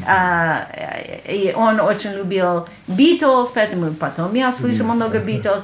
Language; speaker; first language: Russian; non-native, learner; English